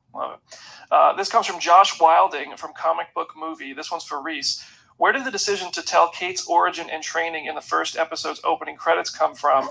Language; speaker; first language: English; native; English